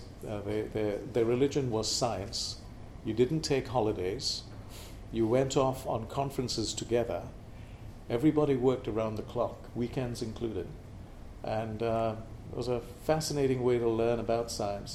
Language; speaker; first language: English; non-native, local second language; Tamil